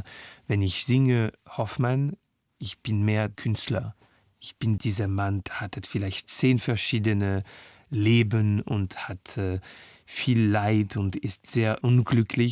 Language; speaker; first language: German; non-native, fluent; French